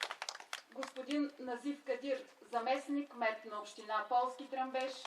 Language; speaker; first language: Bulgarian; native; Bulgarian